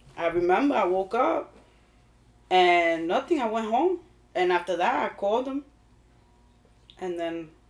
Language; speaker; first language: English; early bilingual, other home language; Spanish